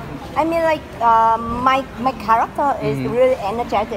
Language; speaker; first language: English; non-native, learner; Vietnamese